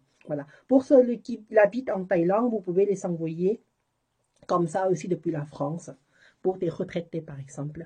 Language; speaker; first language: French; non-native, learner; Thai